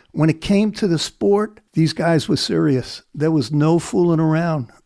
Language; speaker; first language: English; native; English